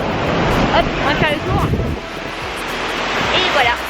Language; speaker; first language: French; native; French